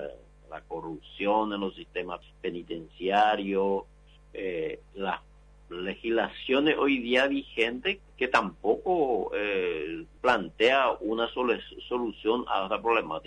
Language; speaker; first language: Spanish; native; Spanish